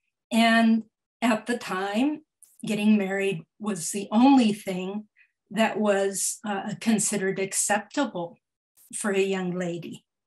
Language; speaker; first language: English; early bilingual, other home language; Spanish